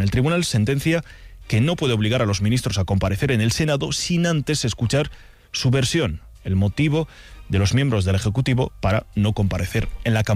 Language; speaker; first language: Spanish; native; Spanish